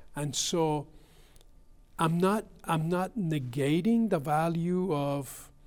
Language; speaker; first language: English; early bilingual, other home language; Spanish